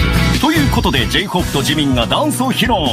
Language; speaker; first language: Japanese; native; Japanese